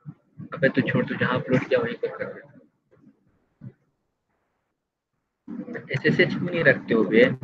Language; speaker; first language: Hindi; native; Hindi